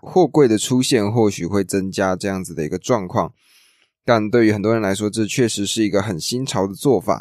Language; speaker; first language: Chinese; native; Chinese